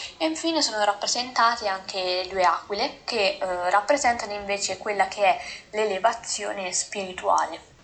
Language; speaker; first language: Italian; native; Italian